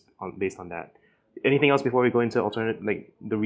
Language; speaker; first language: English; native; English